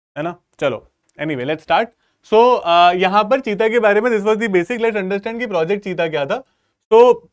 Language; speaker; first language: Hindi; native; Hindi